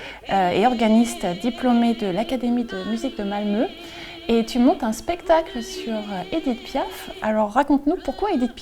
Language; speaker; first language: French; native; French